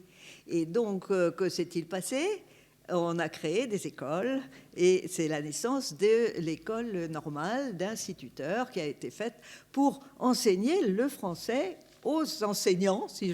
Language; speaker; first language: French; native; French